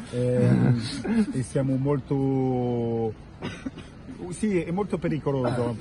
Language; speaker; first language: Italian; non-native, fluent; French